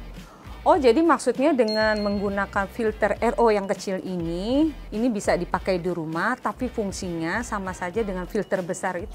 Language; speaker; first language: Indonesian; native; Indonesian